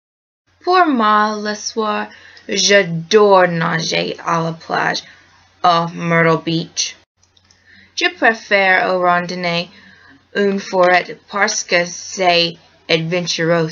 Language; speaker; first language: French; non-native, learner; English